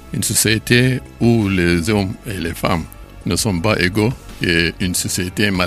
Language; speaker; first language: French; non-native, learner; Arabic